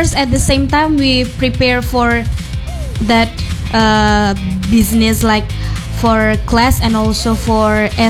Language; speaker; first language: English; non-native, learner; Indonesian